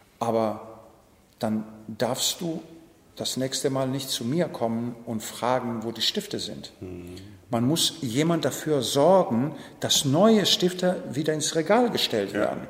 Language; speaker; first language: German; non-native, fluent; Greek